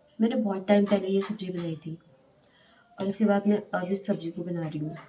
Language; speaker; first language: Hindi; native; Hindi